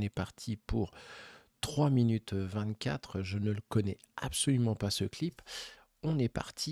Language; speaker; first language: French; native; French